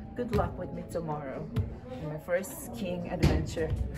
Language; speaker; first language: English; non-native, local second language; Filipino